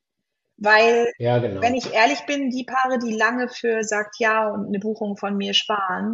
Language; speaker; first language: German; native; German